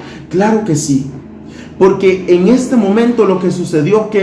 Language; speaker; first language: Spanish; native; Spanish